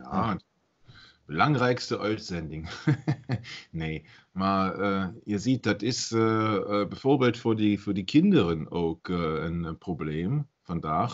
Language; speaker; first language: Dutch; non-native, learner; German